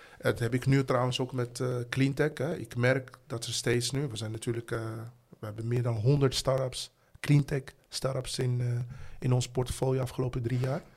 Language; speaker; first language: Dutch; non-native, fluent; Arabic